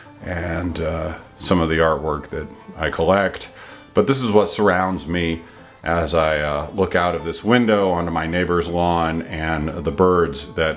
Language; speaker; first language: English; native; English